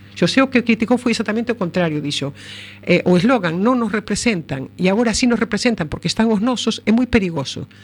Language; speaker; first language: Galician; native; Galician